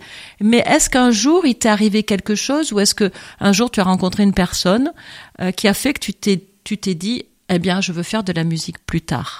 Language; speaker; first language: French; native; French